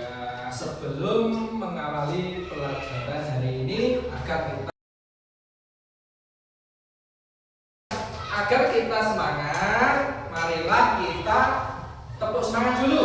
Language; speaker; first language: Indonesian; native; Indonesian